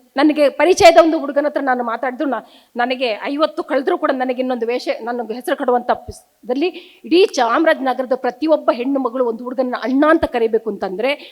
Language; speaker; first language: Kannada; non-native, local second language; Tulu